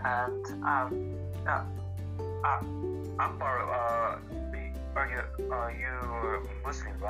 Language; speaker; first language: English; non-native, learner; Korean